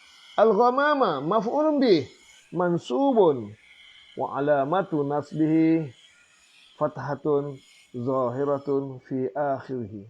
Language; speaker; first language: Arabic; non-native, fluent; Malay